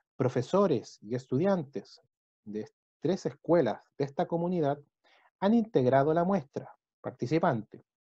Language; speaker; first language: Spanish; native; Spanish